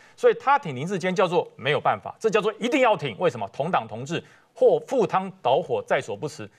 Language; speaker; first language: Chinese; native; Chinese